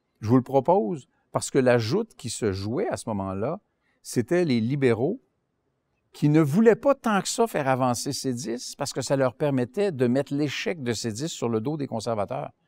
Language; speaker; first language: French; native; French